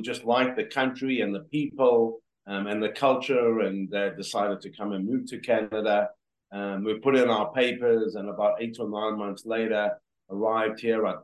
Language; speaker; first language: English; native; English